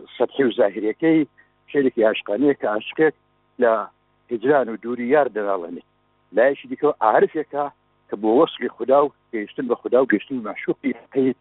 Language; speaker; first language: Central Kurdish; native; Central Kurdish